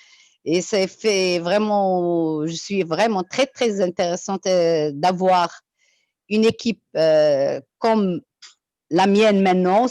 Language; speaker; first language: French; non-native, local second language; Arabic